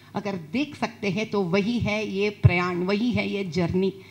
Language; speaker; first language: Hindi; non-native, local second language; Telugu